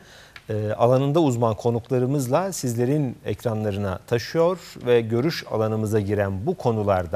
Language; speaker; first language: Turkish; native; Turkish